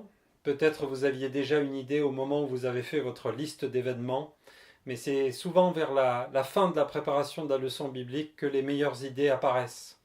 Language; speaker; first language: French; native; French